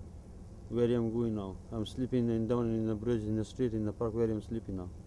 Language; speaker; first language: English; non-native, learner; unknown